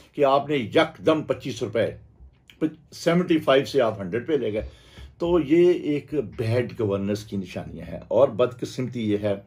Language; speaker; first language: Urdu; non-native, local second language; Punjabi